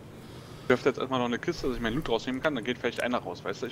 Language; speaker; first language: German; native; German